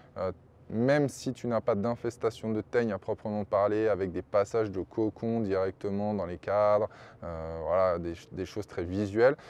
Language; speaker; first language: French; native; French